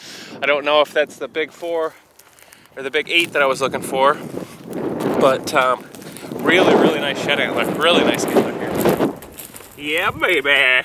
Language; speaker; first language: English; native; English